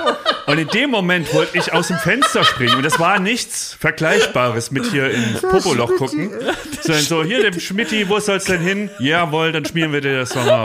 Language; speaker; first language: German; native; German